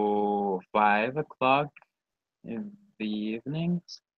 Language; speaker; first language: English; non-native, learner; Spanish